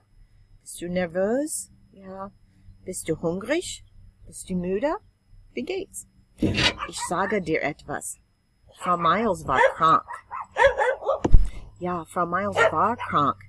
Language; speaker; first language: German; non-native, fluent; English